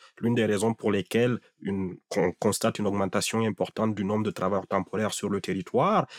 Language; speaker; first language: French; non-native, local second language; Fula